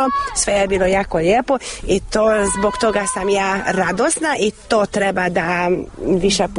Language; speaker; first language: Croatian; non-native, local second language; Hungarian